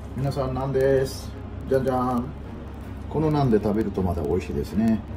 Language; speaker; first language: Japanese; non-native, fluent; Bangla